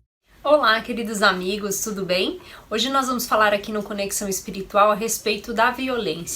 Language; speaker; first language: Portuguese; native; Portuguese